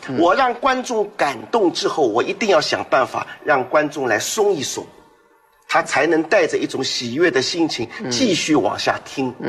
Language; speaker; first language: Chinese; non-native, local second language; Wu Chinese